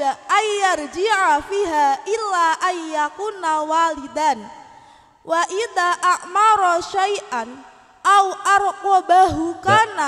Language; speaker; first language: Arabic; non-native, learner; Javanese